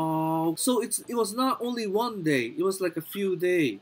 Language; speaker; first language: English; non-native, learner; Japanese